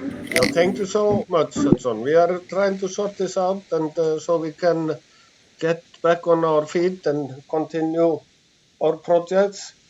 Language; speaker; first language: English; non-native, fluent; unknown